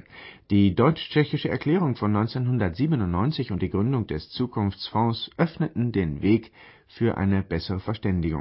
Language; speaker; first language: German; native; German